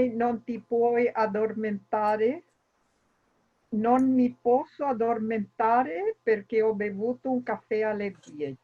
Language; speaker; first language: Italian; non-native, learner; Spanish